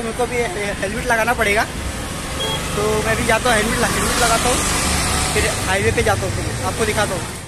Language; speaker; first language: Hindi; native; Hindi